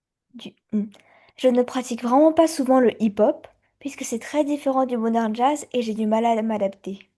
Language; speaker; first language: French; early bilingual, other home language; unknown